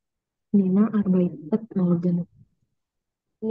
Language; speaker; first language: German; non-native, learner; Indonesian